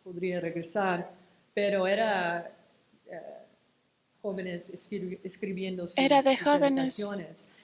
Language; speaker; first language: Spanish; non-native, fluent; English